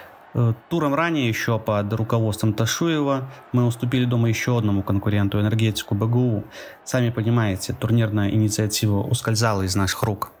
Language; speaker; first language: Russian; native; Russian